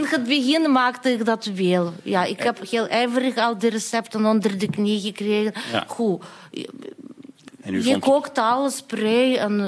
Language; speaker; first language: Dutch; non-native, fluent; Russian